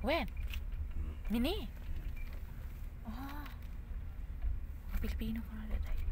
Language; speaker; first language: Arabic; non-native, learner; Filipino